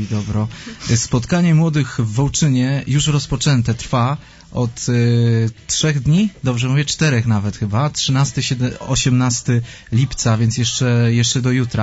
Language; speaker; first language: Polish; native; Polish